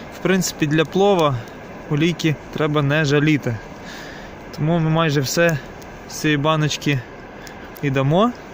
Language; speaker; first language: Ukrainian; native; Ukrainian